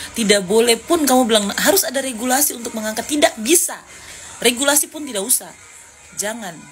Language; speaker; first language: Indonesian; native; Indonesian